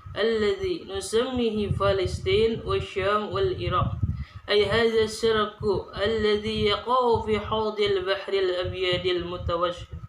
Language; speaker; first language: Arabic; non-native, learner; Indonesian